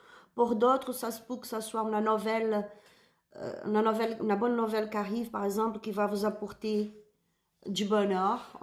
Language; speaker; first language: French; non-native, learner; Spanish